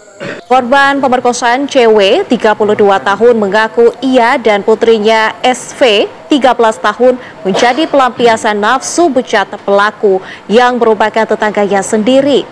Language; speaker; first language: Indonesian; native; Indonesian